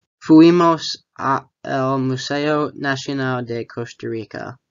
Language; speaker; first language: Spanish; non-native, learner; English